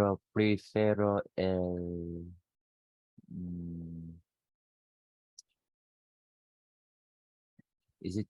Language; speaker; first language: Spanish; non-native, learner; Filipino